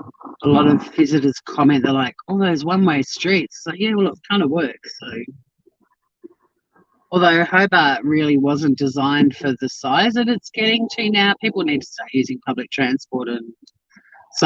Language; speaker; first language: English; native; English